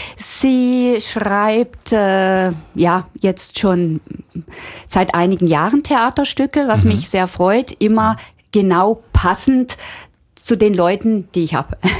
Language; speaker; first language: German; native; German